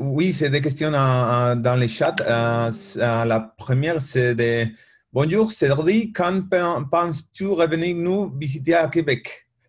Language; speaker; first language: French; non-native, learner; Spanish